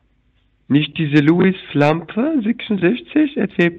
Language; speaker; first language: German; non-native, fluent; Arabic